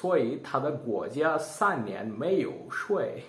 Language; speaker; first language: Chinese; non-native, learner; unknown